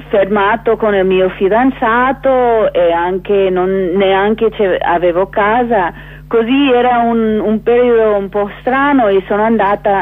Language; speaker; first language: Italian; non-native, fluent; English